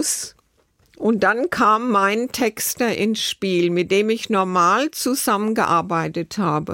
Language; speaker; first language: German; native; German